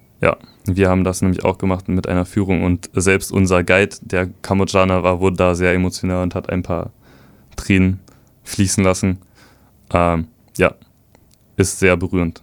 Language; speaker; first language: German; early bilingual, other home language; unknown